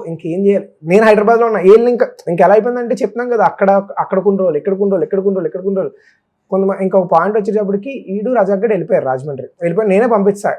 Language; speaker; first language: Telugu; native; Telugu